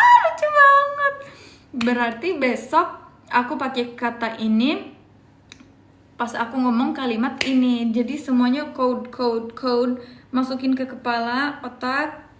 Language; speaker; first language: Indonesian; non-native, fluent; Turkish